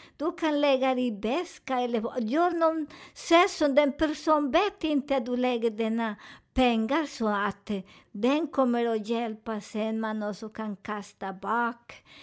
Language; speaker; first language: Swedish; non-native, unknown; Spanish